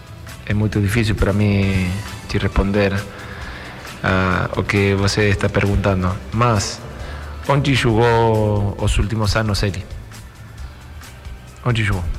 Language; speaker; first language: Portuguese; non-native, learner; Spanish